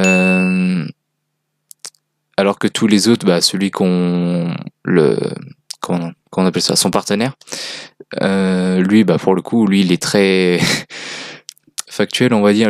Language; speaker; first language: French; native; French